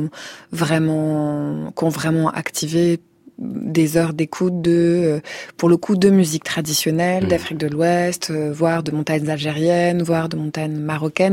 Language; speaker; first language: French; native; French